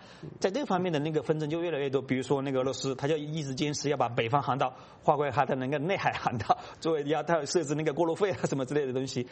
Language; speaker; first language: Chinese; native; Chinese